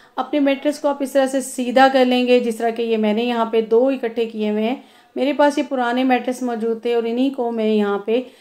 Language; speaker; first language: Urdu; non-native, local second language; Punjabi